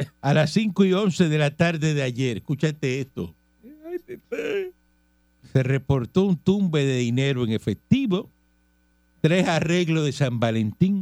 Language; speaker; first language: Spanish; native; Spanish